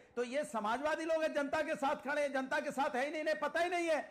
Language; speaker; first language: Hindi; native; Hindi